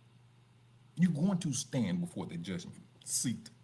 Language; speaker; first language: English; native; English